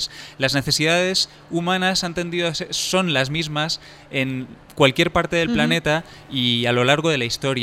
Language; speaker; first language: Spanish; native; Spanish